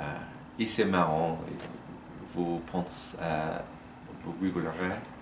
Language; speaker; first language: French; non-native, learner; English